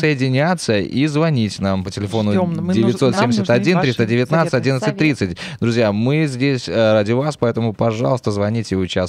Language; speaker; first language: Russian; native; Russian